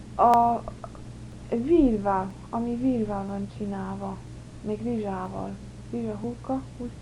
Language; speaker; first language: Hungarian; early bilingual, heritage; English